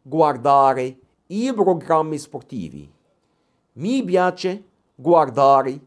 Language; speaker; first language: Italian; non-native, fluent; Arabic